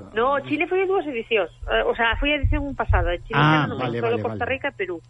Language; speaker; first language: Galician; native; Galician